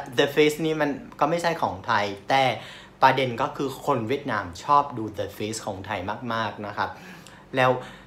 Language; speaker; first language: Thai; non-native, fluent; Vietnamese